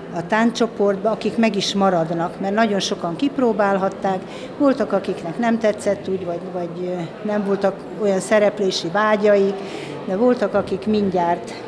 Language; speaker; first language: Hungarian; non-native, local second language; Slovak